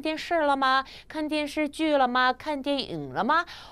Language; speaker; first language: Chinese; non-native, fluent; Korean